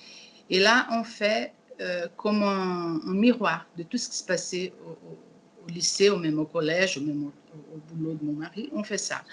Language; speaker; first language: French; non-native, learner; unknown